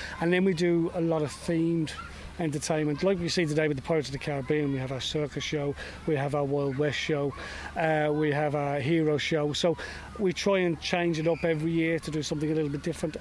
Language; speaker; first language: English; native; English